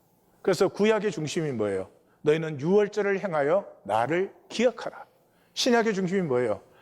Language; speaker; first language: Korean; native; Korean